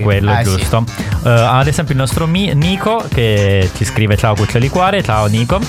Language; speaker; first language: Italian; native; Italian